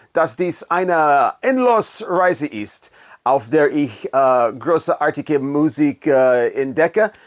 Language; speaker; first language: German; non-native, learner; English